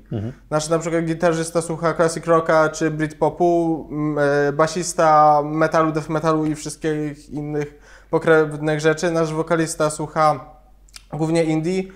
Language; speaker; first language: Polish; native; Polish